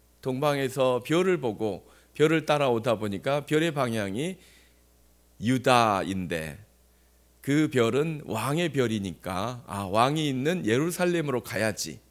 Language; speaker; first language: Korean; native; Korean